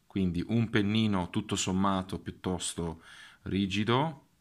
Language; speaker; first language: Italian; native; Italian